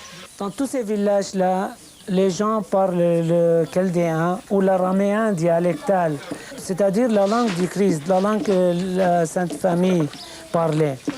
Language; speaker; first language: French; non-native, fluent; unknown